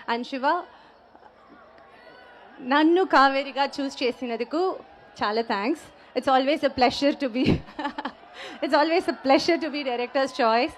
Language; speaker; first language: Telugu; non-native, learner; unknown